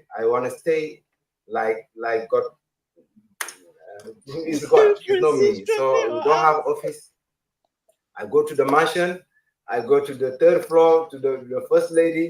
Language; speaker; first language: English; non-native, learner; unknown